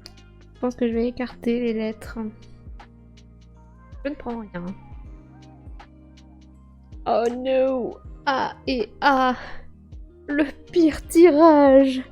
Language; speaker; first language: French; native; French